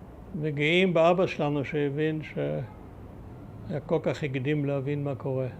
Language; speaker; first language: Hebrew; early bilingual, other home language; German